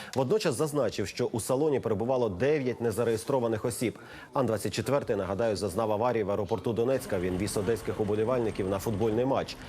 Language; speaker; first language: Ukrainian; native; Ukrainian